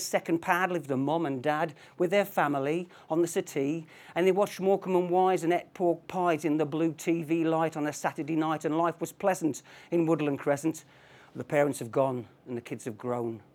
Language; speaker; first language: English; native; English